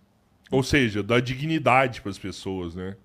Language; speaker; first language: Portuguese; native; Portuguese